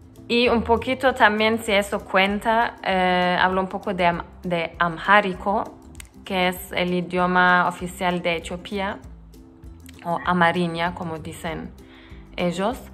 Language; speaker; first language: Spanish; non-native, fluent; Turkish